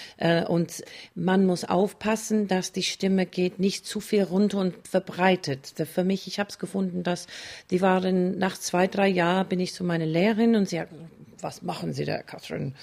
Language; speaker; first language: German; non-native, fluent; English